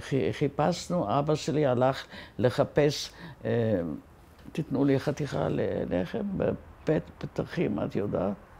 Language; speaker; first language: Hebrew; non-native, fluent; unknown